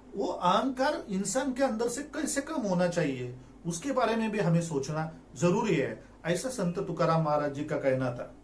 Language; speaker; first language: Hindi; non-native, local second language; Marathi